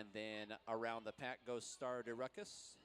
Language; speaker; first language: English; native; English